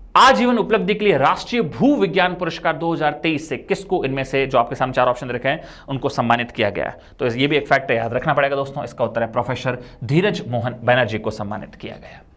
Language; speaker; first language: Hindi; native; Hindi